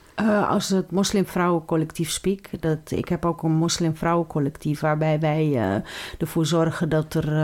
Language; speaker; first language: Dutch; early bilingual, other home language; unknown